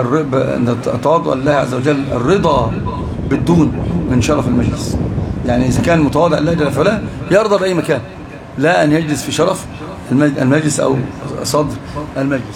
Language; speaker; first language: Arabic; native; Arabic